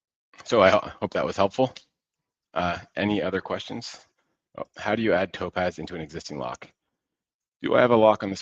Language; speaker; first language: English; native; English